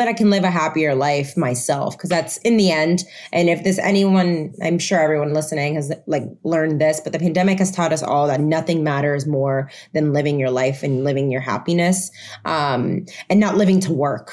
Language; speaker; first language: English; non-native, fluent; Spanish